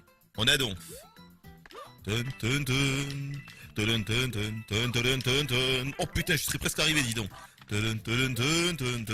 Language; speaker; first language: French; native; French